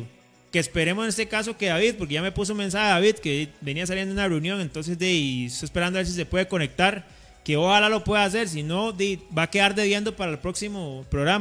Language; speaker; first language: Spanish; native; Spanish